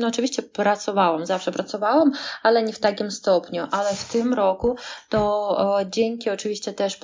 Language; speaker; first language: Polish; non-native, fluent; Russian